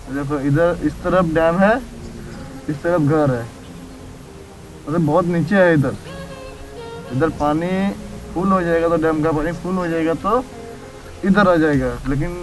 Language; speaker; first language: Hindi; non-native, local second language; Bangla